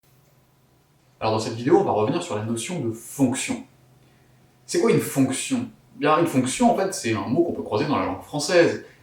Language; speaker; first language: French; native; French